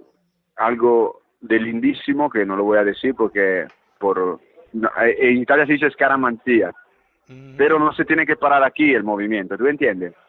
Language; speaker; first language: Spanish; early bilingual, heritage; Italian